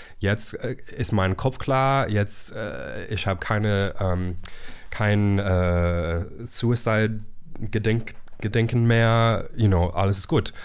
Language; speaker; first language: German; non-native, learner; English